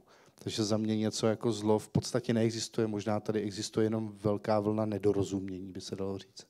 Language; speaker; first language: Czech; native; Czech